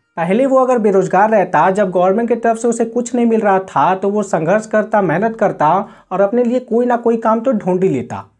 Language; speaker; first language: Hindi; native; Hindi